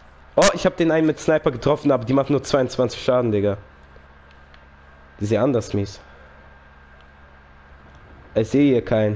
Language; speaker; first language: German; native; German